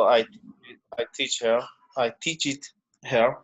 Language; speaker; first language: English; non-native, learner; Central Kurdish